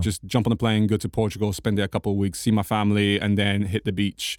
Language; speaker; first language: English; non-native, fluent; Portuguese